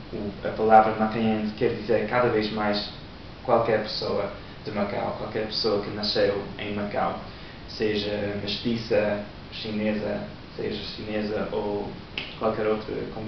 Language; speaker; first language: Portuguese; non-native, learner; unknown